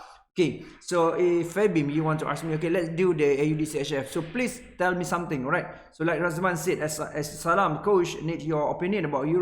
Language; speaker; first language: English; non-native, local second language; Malay